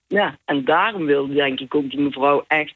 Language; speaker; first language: Dutch; native; Dutch